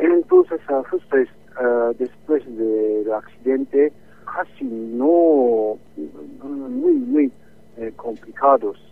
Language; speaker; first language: Spanish; non-native, learner; Japanese